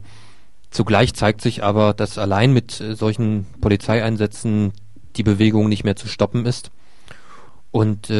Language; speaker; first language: German; native; German